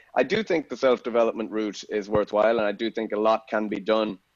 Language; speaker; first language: English; native; English